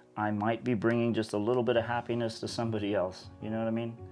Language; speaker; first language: English; native; English